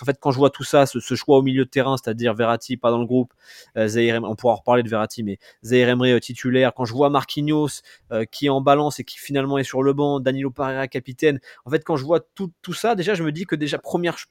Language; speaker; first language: French; native; French